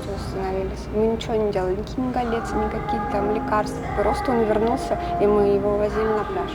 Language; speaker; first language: Russian; native; Russian